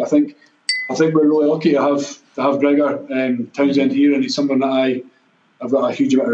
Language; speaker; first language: English; native; English